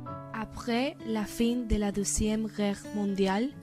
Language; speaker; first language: French; non-native, learner; Spanish